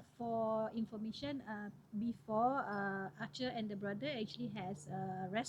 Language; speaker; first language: English; non-native, local second language; Iban